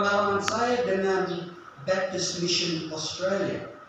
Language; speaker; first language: Indonesian; non-native, fluent; English